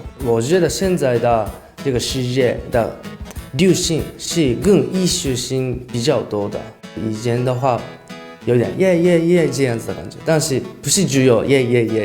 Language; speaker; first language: Chinese; non-native, learner; Japanese